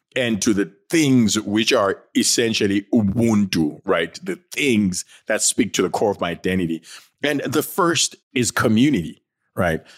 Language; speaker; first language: English; non-native, local second language; North Ndebele